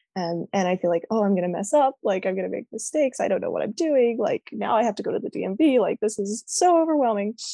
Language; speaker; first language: English; native; English